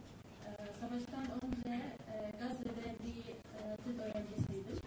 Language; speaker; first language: Turkish; non-native, learner; Arabic